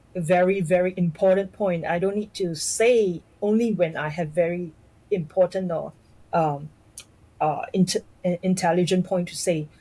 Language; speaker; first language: English; non-native, local second language; Chinese